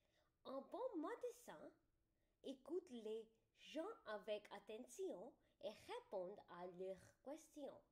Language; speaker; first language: French; non-native, learner; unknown